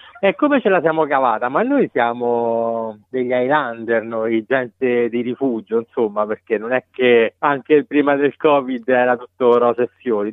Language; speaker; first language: Italian; native; Italian